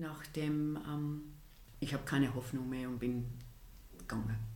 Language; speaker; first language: German; non-native, fluent; English